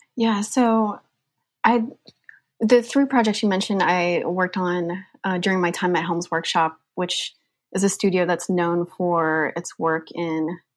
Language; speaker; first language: English; native; English